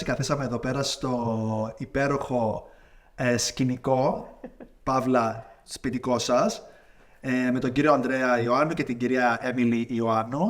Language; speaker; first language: Greek; native; Greek